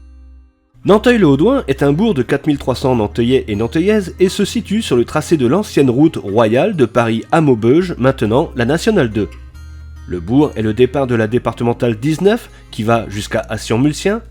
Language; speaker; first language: French; native; French